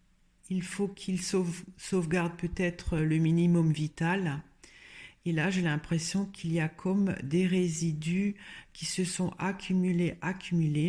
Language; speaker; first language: French; native; French